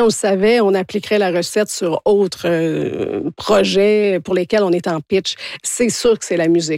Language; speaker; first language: French; native; French